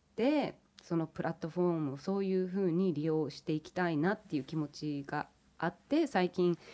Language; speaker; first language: Japanese; early bilingual, heritage; English